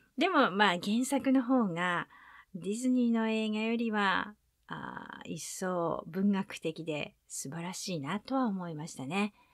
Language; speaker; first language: Japanese; native; Japanese